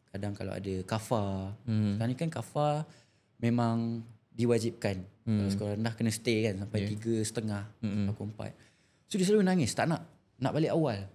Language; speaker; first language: Malay; native; Malay